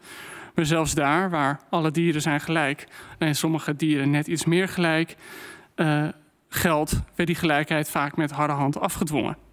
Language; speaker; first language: Dutch; native; Dutch